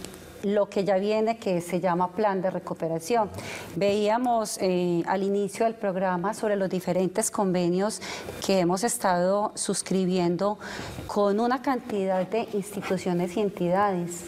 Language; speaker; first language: Spanish; native; Spanish